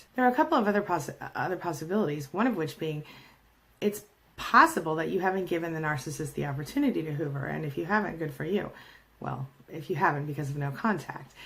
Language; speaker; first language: English; native; English